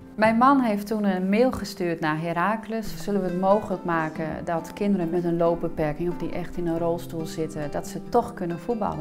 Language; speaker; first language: Dutch; native; Dutch